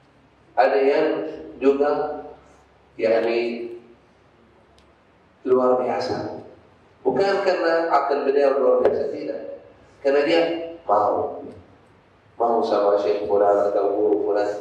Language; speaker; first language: Indonesian; non-native, fluent; Arabic